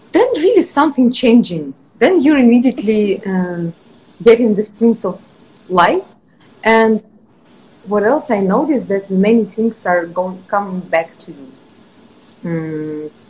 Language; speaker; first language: English; non-native, fluent; Russian